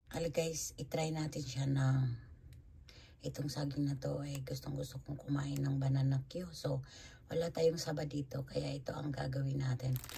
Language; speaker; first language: Filipino; non-native, local second language; Cebuano